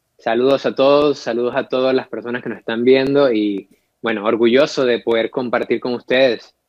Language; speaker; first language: Spanish; native; Spanish